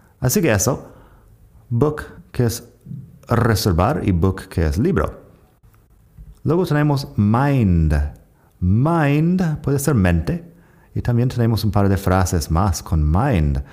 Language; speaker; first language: Spanish; non-native, fluent; English